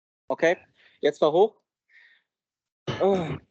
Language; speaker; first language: German; native; German